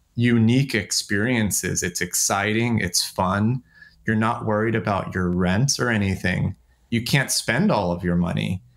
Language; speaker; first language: English; native; English